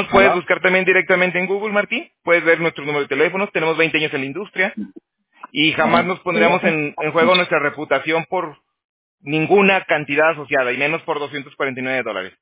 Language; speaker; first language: Spanish; native; Spanish